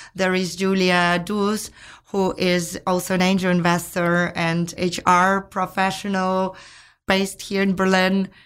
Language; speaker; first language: English; non-native, fluent; Ukrainian